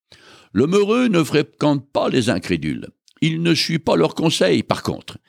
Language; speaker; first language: French; native; French